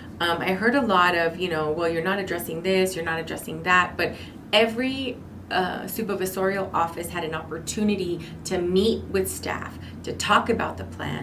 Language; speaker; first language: English; native; English